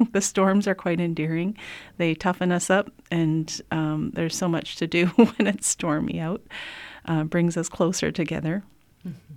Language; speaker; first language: English; native; English